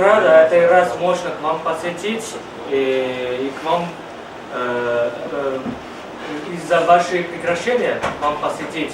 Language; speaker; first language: Russian; non-native, learner; Chinese